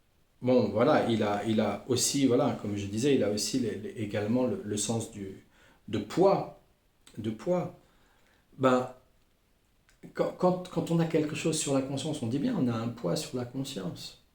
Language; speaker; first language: French; native; French